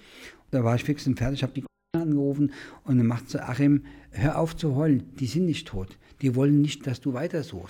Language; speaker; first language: German; native; German